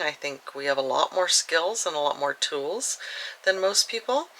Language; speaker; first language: English; native; English